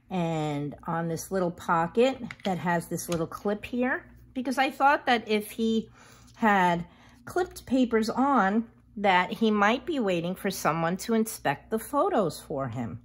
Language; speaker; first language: English; native; English